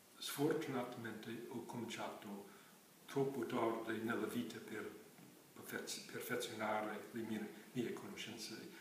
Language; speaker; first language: Italian; non-native, fluent; English